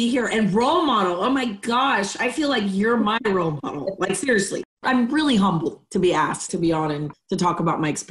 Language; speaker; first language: English; non-native, fluent; Spanish